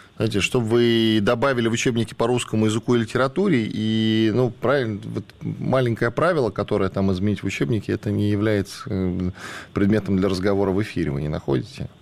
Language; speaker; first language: Russian; native; Russian